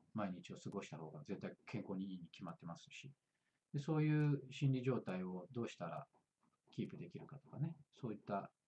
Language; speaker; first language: Japanese; native; Japanese